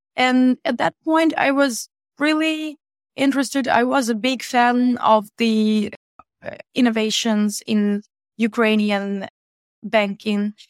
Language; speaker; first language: English; non-native, fluent; Ukrainian